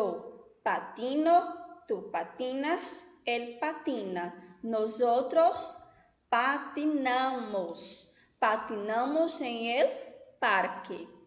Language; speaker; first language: Spanish; non-native, fluent; Portuguese